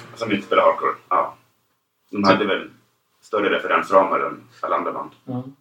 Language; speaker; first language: Swedish; native; Swedish